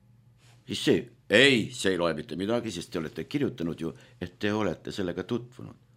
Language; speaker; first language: Estonian; native; Estonian